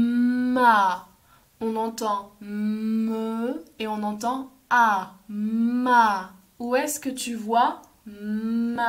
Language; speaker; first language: French; native; French